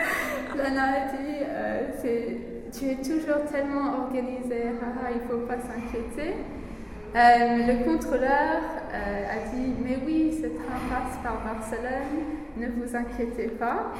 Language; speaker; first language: French; non-native, learner; English